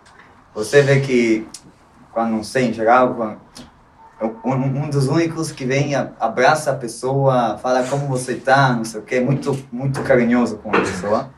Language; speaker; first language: Portuguese; non-native, fluent; Spanish